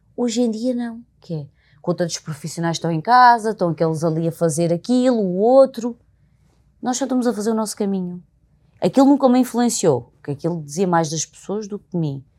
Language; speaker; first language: Portuguese; native; Portuguese